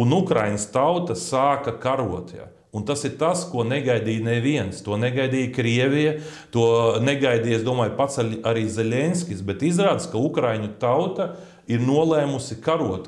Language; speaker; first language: Latvian; native; Latvian